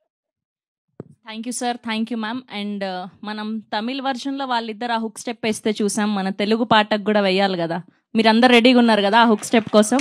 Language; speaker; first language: Telugu; native; Telugu